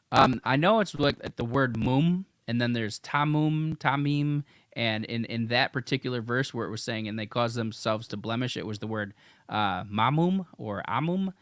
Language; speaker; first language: English; native; English